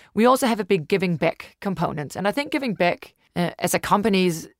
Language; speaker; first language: English; non-native, fluent; Danish